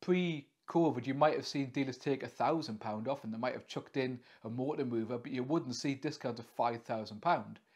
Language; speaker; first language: English; native; English